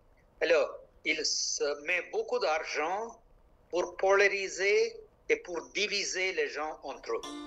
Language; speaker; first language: French; non-native, local second language; Malayalam